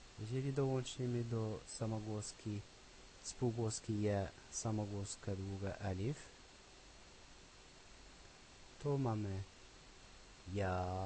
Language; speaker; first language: Polish; non-native, learner; Arabic